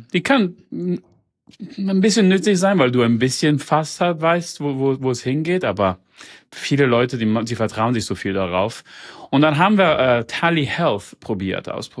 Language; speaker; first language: German; early bilingual, heritage; German